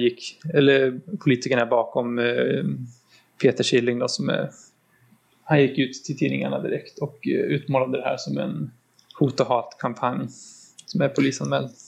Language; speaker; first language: Swedish; native; Swedish